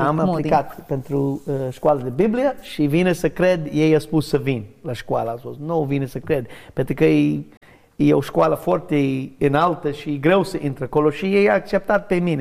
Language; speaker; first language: Romanian; non-native, learner; English